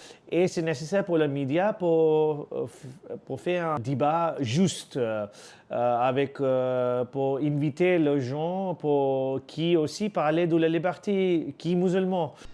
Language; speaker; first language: French; non-native, learner; Urdu